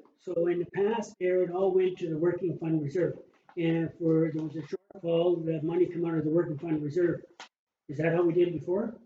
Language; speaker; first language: English; native; English